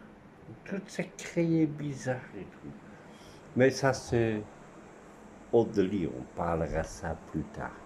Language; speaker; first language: French; non-native, fluent; Dutch